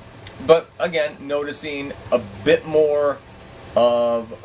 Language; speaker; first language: English; native; English